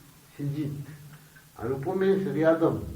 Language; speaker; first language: Russian; non-native, learner; Bangla